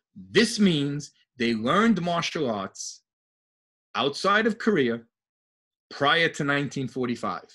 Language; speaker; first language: English; native; English